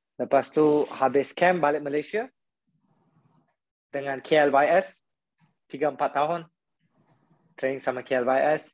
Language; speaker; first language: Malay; non-native, local second language; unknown